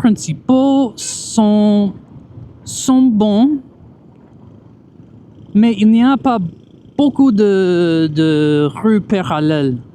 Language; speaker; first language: French; non-native, fluent; English